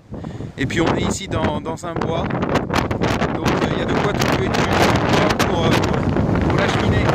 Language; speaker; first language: French; native; French